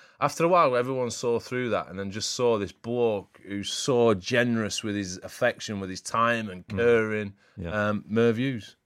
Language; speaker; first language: English; native; English